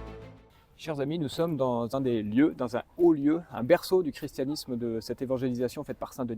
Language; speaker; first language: French; native; French